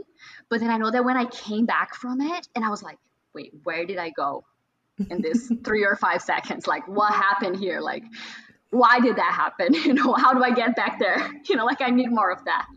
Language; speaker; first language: English; non-native, fluent; Portuguese